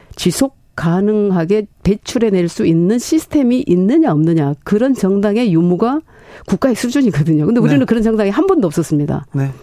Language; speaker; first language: Korean; native; Korean